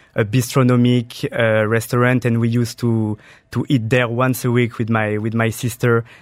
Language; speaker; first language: English; non-native, fluent; French